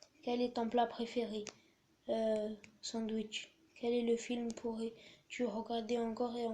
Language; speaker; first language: French; native; French